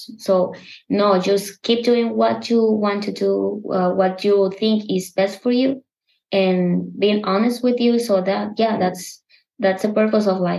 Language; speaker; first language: English; non-native, fluent; Spanish